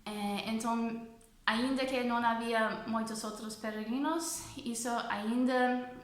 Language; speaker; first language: Portuguese; non-native, fluent; English